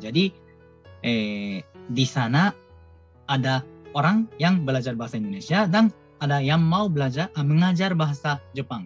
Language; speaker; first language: Indonesian; non-native, fluent; Japanese